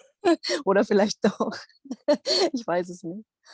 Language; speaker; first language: German; non-native, fluent; Dutch